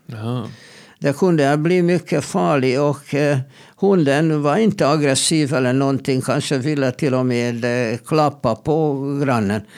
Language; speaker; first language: Swedish; non-native, fluent; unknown